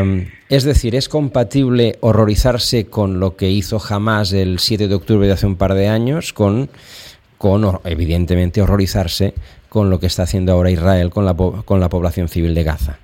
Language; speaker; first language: Spanish; non-native, local second language; Catalan